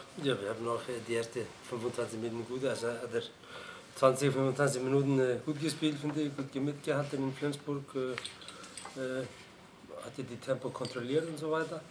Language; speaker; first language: German; non-native, fluent; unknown